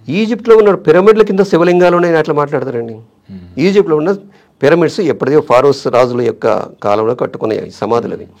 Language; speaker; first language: Telugu; native; Telugu